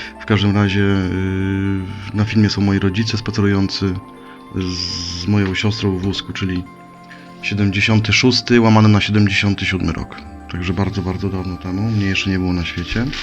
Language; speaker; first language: Polish; native; Polish